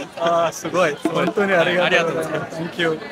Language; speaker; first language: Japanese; non-native, learner; Telugu